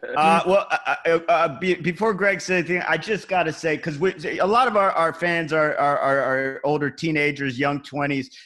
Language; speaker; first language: English; native; English